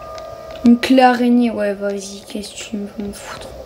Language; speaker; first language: French; native; French